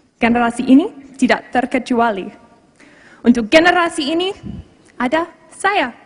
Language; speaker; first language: Malay; non-native, fluent; English